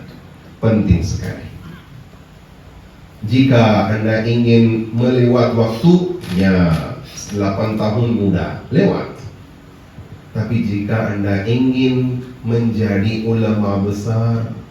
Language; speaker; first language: Indonesian; non-native, fluent; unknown